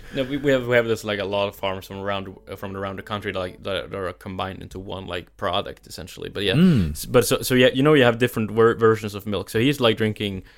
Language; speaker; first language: English; non-native, fluent; Norwegian